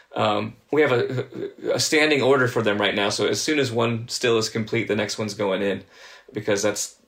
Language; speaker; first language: English; native; English